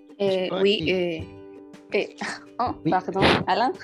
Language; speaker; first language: French; non-native, learner; Spanish